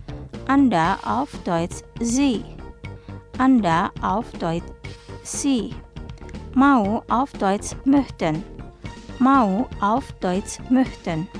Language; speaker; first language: German; non-native, fluent; Indonesian